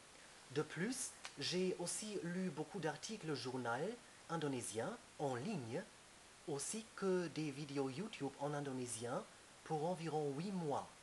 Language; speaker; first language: French; non-native, fluent; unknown